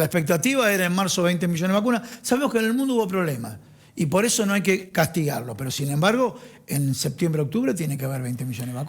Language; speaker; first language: Spanish; native; Spanish